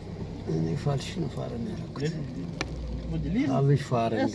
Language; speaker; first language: German; non-native, learner; Amharic